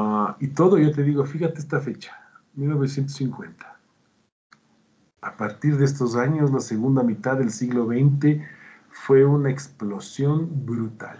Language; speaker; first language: Spanish; native; Spanish